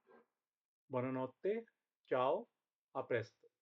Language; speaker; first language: Italian; non-native, fluent; Hindi